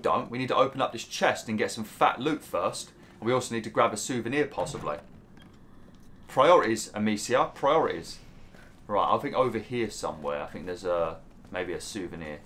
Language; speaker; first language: English; native; English